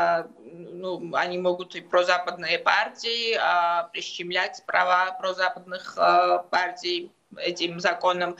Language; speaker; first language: Russian; non-native, local second language; Georgian